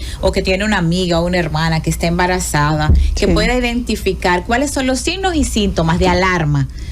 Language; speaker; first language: Spanish; native; Spanish